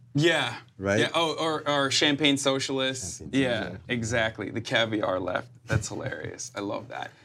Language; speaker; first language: English; non-native, fluent; Turkish